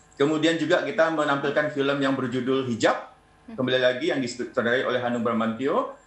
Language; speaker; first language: Indonesian; native; Indonesian